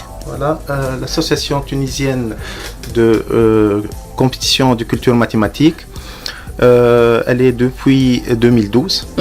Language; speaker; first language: French; non-native, local second language; Arabic